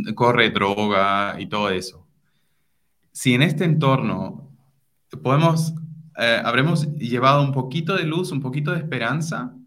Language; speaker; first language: Spanish; non-native, fluent; German